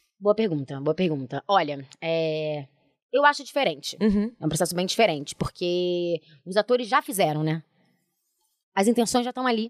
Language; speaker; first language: Portuguese; native; Portuguese